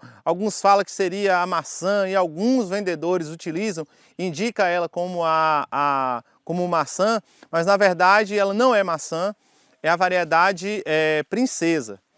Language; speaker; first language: Portuguese; native; Portuguese